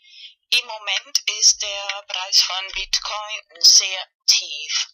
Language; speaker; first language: German; non-native, learner; Spanish